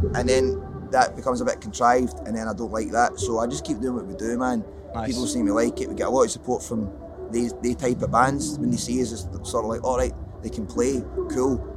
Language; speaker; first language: English; native; English